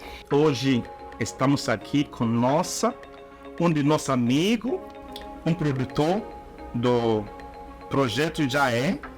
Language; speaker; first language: Portuguese; non-native, learner; Igbo